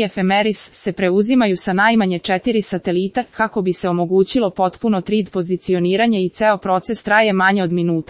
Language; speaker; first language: Croatian; native; Croatian